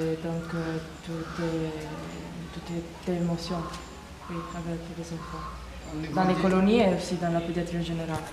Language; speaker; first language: French; non-native, learner; Italian